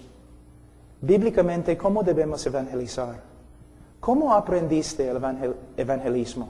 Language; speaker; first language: Spanish; non-native, fluent; English